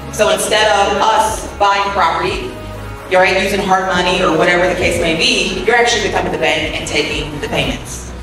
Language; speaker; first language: English; native; English